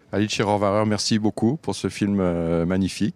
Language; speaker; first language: French; native; French